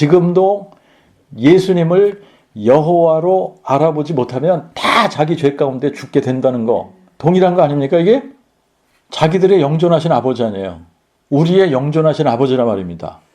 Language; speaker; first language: Korean; native; Korean